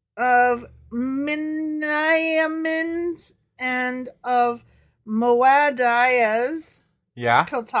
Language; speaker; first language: English; native; English